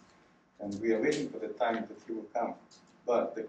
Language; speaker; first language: English; non-native, fluent; Ukrainian